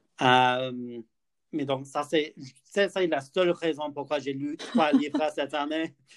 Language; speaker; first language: French; non-native, learner; English